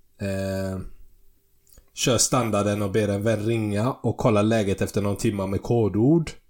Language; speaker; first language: Swedish; early bilingual, other home language; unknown